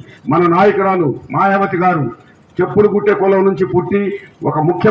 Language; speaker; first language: Telugu; native; Telugu